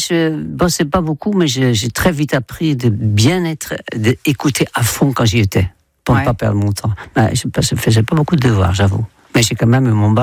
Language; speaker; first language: French; non-native, fluent; Dutch